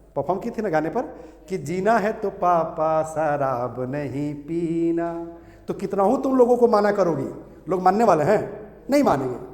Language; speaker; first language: Hindi; native; Hindi